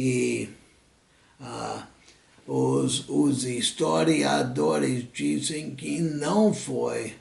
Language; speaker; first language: Portuguese; non-native, fluent; English